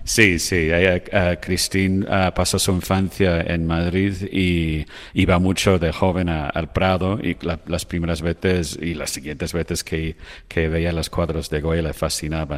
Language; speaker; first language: Spanish; non-native, fluent; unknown